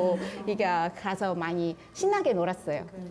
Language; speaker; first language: Korean; non-native, fluent; Vietnamese